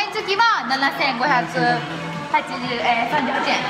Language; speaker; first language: Japanese; native; Japanese